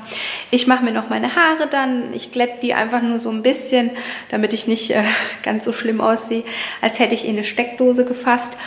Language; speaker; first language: German; native; German